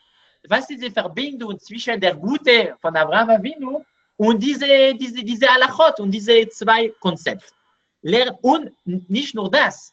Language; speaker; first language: German; non-native, learner; Hebrew